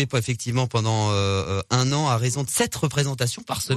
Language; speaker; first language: French; native; French